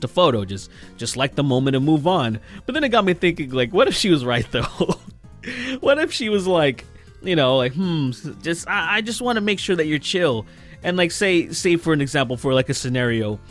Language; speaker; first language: English; native; English